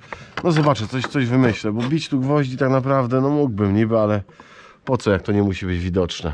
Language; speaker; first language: Polish; native; Polish